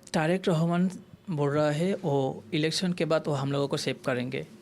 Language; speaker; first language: Hindi; non-native, local second language; Bangla